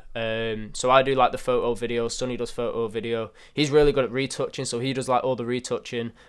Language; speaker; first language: English; native; English